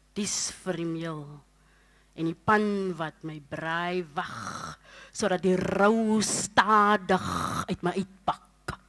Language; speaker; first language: Afrikaans; native; Afrikaans